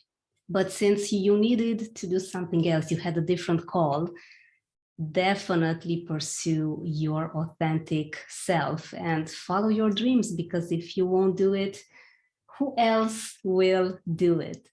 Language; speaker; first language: English; non-native, fluent; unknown